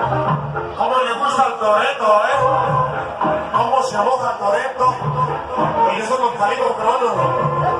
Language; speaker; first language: Spanish; native; Spanish